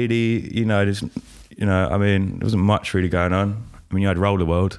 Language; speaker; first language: English; native; English